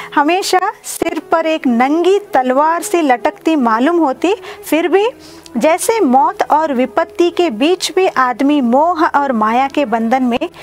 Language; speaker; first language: Hindi; non-native, local second language; Kannada